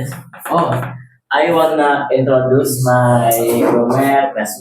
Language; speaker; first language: English; non-native, learner; Indonesian